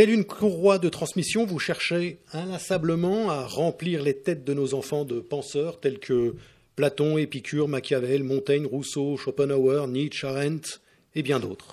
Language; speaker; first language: French; native; French